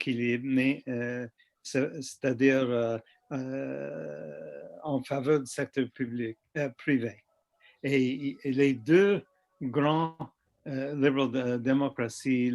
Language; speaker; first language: French; non-native, fluent; English